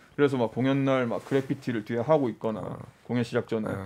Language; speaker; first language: Korean; native; Korean